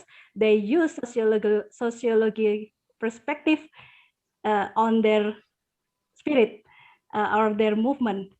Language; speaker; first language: English; non-native, learner; Indonesian